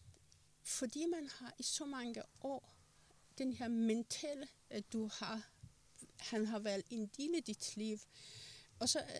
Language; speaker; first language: Danish; non-native, fluent; Persian